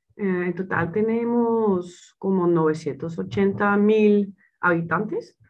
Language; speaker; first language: Spanish; non-native, fluent; Dutch